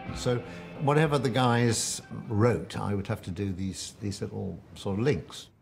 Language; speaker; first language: English; native; English